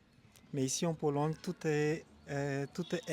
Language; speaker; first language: French; non-native, local second language; Malagasy